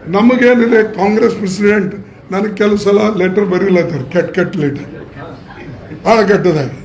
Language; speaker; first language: Kannada; native; Kannada